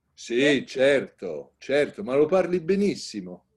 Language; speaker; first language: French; non-native, learner; Italian